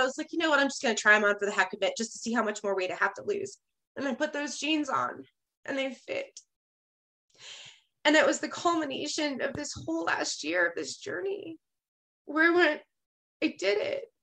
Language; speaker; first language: English; native; English